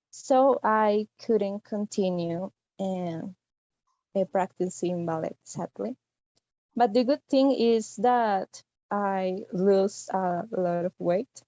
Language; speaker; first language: English; non-native, fluent; Spanish